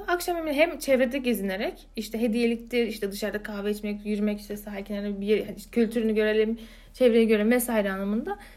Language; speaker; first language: Turkish; native; Turkish